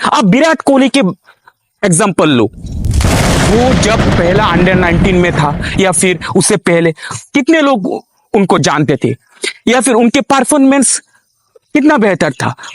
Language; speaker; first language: Hindi; non-native, local second language; Bangla